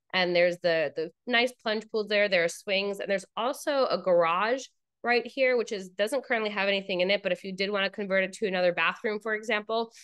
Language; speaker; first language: English; native; English